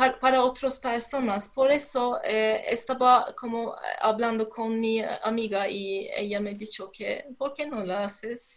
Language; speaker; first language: Spanish; non-native, learner; Turkish